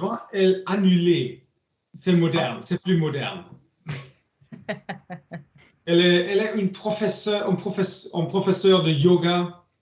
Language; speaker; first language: French; non-native, learner; English